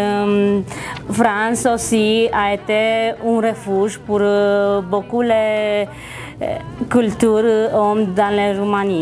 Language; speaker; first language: French; non-native, learner; Romanian